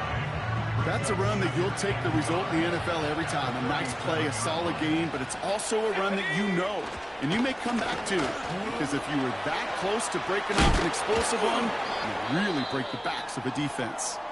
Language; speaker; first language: English; native; English